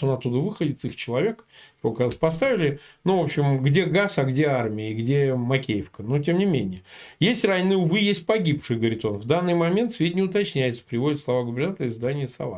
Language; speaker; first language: Russian; native; Russian